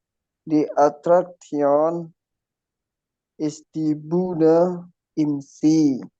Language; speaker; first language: German; non-native, learner; Indonesian